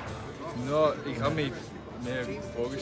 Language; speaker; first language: German; non-native, learner; Dutch